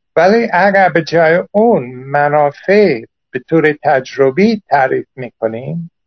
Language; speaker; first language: Persian; non-native, fluent; English